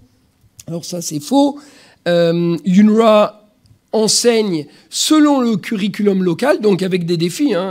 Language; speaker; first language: French; native; French